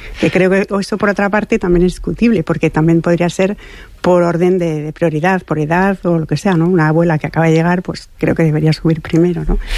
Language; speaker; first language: Spanish; non-native, fluent; French